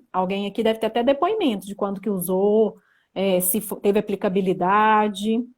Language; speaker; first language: Portuguese; native; Portuguese